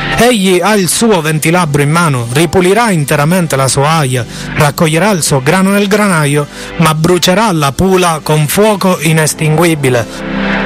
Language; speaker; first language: Italian; native; Italian